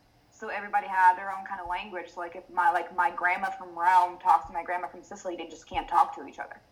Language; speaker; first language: English; non-native, fluent; Italian